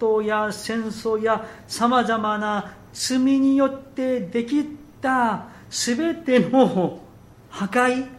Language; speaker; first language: Japanese; non-native, fluent; Korean